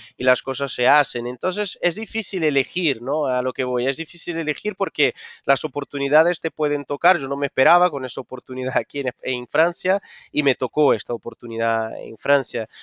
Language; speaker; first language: Spanish; non-native, fluent; Portuguese